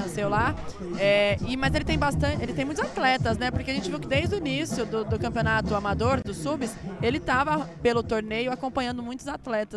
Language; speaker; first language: Portuguese; native; Portuguese